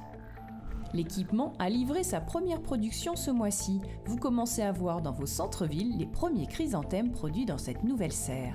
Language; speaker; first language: French; native; French